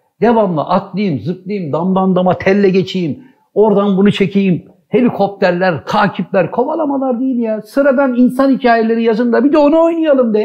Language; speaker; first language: Turkish; native; Turkish